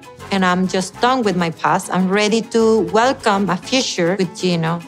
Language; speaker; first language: English; non-native, fluent; Spanish